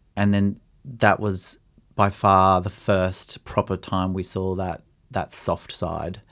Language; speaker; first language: English; native; English